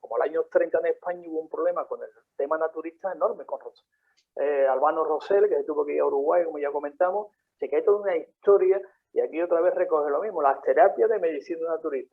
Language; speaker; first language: Spanish; native; Spanish